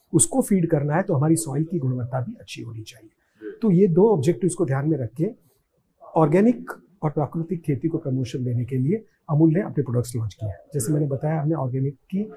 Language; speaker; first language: Hindi; non-native, local second language; Gujarati